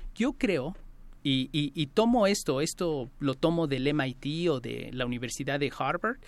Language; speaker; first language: Spanish; native; Spanish